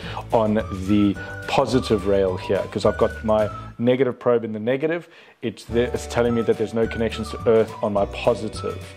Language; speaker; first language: English; native; English